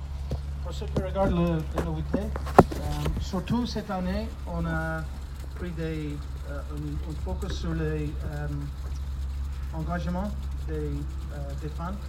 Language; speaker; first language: French; non-native, fluent; English